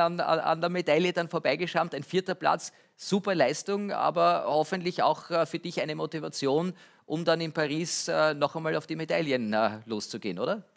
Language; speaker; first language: German; native; German